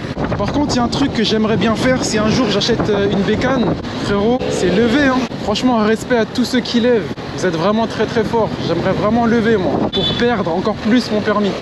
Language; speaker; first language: French; native; French